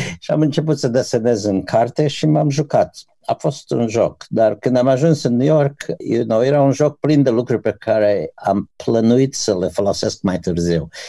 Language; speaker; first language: Romanian; native; Romanian